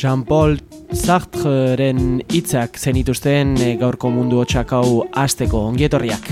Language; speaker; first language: Basque; native; Basque